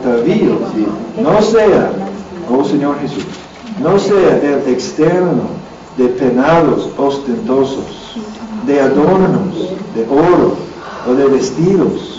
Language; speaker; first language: Spanish; non-native, learner; English